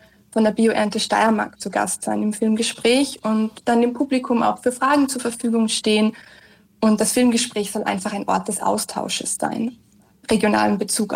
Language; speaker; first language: German; native; German